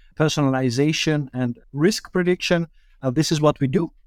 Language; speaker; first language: English; early bilingual, other home language; German